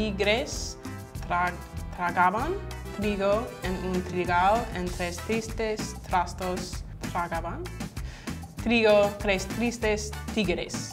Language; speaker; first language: Spanish; non-native, learner; English